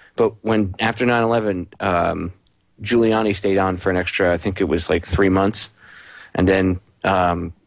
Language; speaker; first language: English; native; English